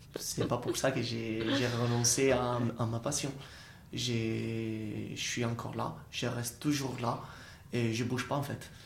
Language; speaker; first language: French; non-native, fluent; Italian